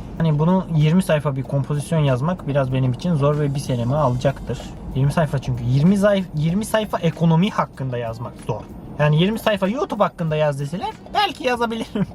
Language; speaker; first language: Turkish; early bilingual, heritage; Turkish